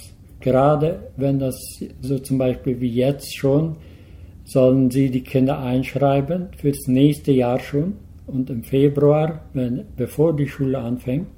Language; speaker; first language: German; early bilingual, heritage; Low German